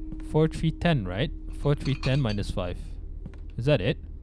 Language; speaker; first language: English; non-native, local second language; Malay